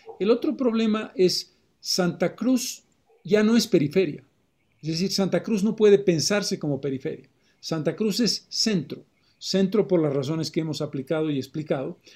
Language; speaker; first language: Spanish; native; Spanish